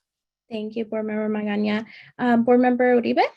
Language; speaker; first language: English; native; English